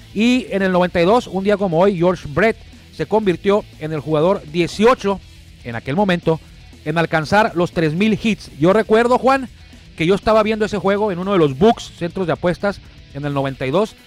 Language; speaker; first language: Spanish; native; Spanish